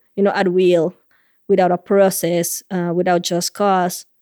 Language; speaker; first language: English; non-native, fluent; Spanish